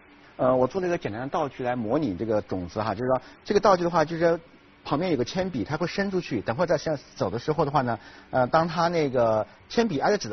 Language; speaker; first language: Chinese; native; Chinese